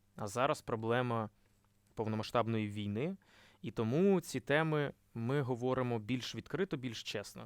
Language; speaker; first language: Ukrainian; non-native, local second language; Russian